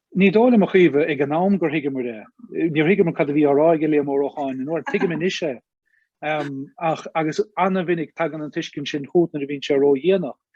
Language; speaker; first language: Irish; native; Irish